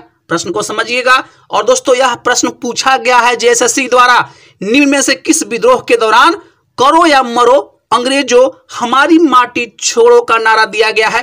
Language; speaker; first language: Hindi; native; Hindi